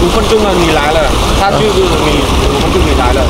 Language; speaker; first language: Chinese; non-native, learner; Vietnamese